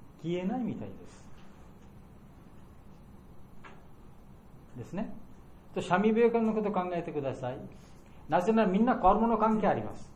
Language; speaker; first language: Japanese; non-native, learner; Bangla